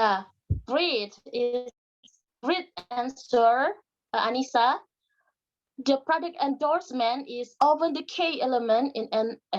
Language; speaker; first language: English; non-native, learner; Indonesian